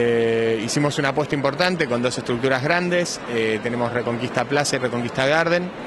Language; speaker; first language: Spanish; native; Spanish